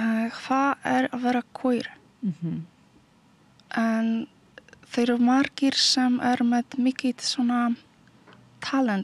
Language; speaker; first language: Icelandic; non-native, learner; Polish